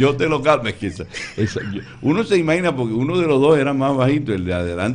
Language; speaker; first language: Spanish; native; Spanish